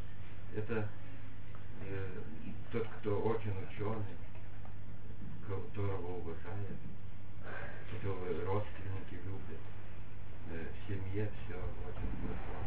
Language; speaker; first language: Russian; non-native, fluent; Lithuanian